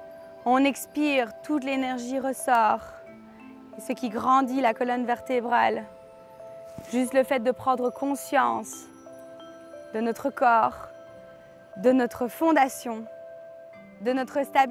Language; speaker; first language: French; native; French